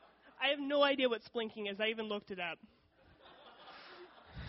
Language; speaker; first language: English; native; English